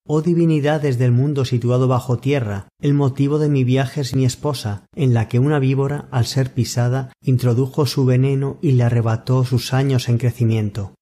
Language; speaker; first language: Spanish; native; Spanish